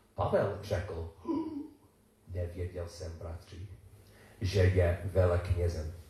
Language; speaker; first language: Czech; non-native, learner; English